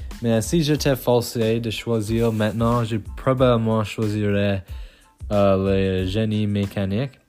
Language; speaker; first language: French; non-native, local second language; English